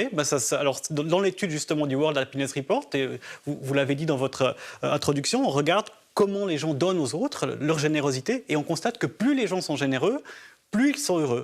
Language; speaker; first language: French; native; French